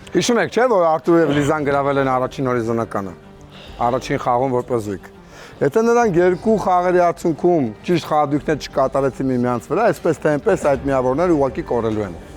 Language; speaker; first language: Armenian; native; Armenian